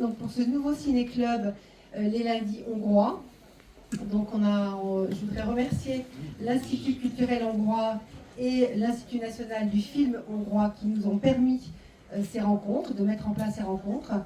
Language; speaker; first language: French; native; French